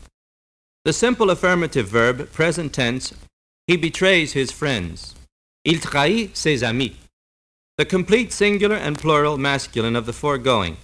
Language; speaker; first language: English; native; English